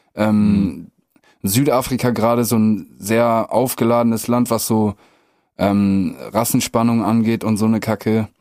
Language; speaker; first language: German; native; German